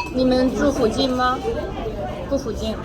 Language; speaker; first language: Chinese; early bilingual, heritage; English